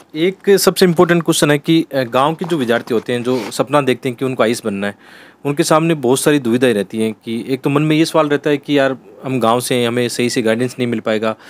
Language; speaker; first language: Hindi; native; Hindi